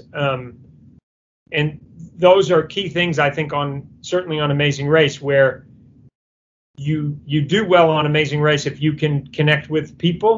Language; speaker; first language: English; native; English